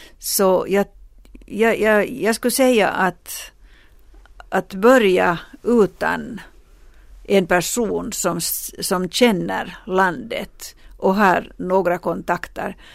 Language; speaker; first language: Swedish; non-native, local second language; Finnish